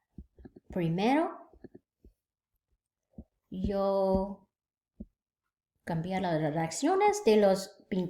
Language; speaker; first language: Spanish; non-native, learner; English